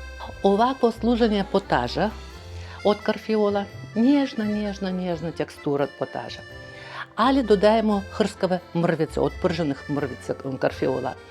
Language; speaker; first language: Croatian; non-native, fluent; Russian